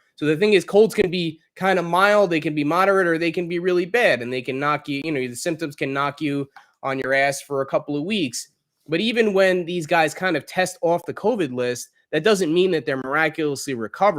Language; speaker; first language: English; native; English